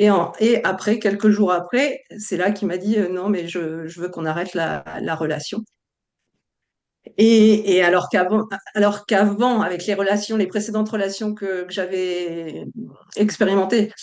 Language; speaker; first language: French; native; French